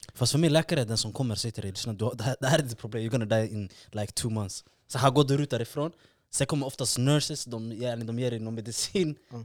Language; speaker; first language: Swedish; early bilingual, other home language; Arabic